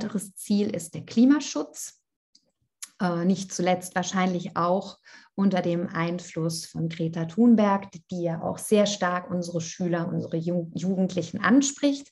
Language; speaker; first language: German; non-native, fluent; Italian